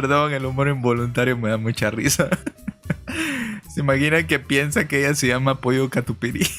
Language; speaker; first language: Spanish; native; Spanish